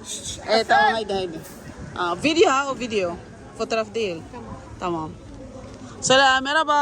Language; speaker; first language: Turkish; non-native, learner; Filipino